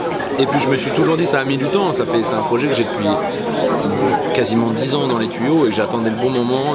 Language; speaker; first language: French; native; French